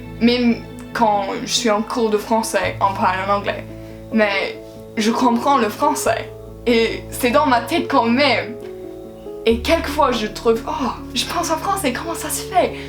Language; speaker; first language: French; non-native, fluent; English